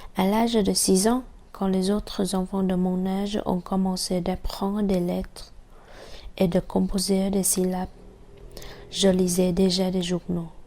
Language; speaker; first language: French; non-native, fluent; Vietnamese